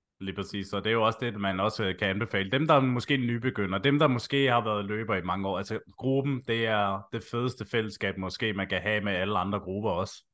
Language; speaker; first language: Danish; native; Danish